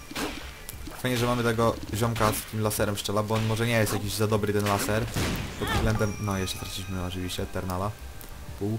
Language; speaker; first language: Polish; native; Polish